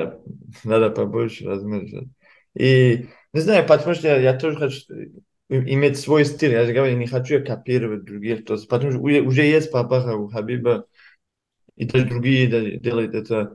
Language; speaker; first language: Russian; early bilingual, heritage; Kumyk